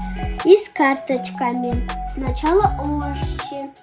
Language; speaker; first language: Russian; non-native, local second language; Kyrgyz